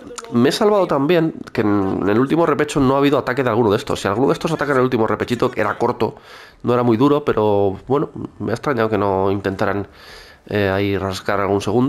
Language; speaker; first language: Spanish; native; Spanish